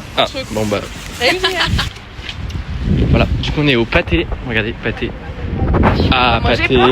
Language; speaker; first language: French; native; French